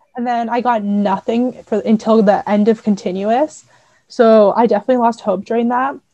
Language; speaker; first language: English; native; English